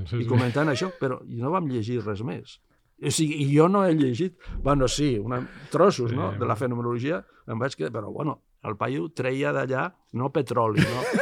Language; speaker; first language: Catalan; non-native, local second language; Spanish